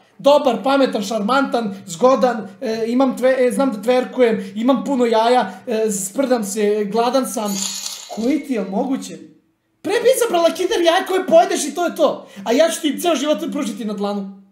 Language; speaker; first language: Bosnian; native; Bosnian